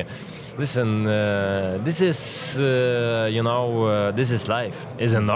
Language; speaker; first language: English; non-native, learner; Dutch